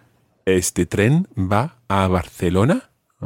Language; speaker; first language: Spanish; non-native, fluent; English